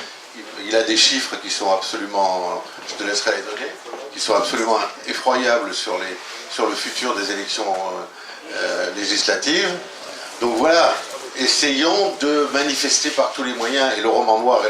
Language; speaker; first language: French; native; French